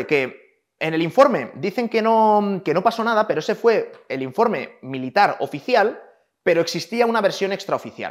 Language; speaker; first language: Spanish; native; Spanish